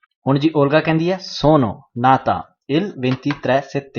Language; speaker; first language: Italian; non-native, fluent; Punjabi